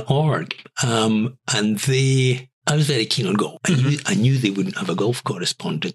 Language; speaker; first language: English; native; English